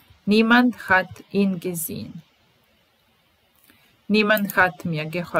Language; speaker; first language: German; non-native, fluent; Serbian